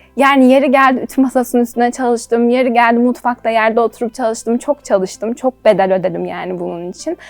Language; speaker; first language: Turkish; native; Turkish